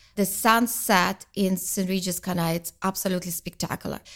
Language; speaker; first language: English; non-native, fluent; Russian